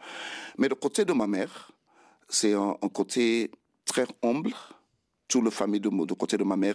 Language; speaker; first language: French; non-native, fluent; Krio